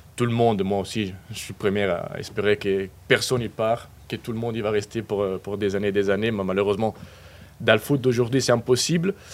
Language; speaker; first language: French; non-native, fluent; Spanish